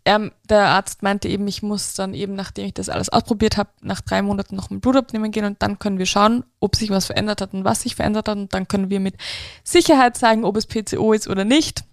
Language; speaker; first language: German; native; German